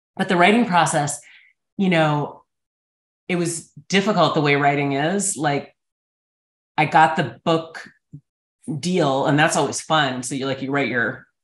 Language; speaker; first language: English; native; English